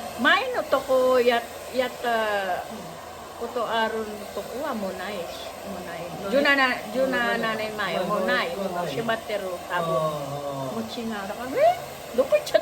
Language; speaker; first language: Japanese; non-native, learner; Filipino